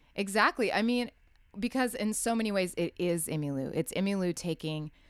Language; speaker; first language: English; native; English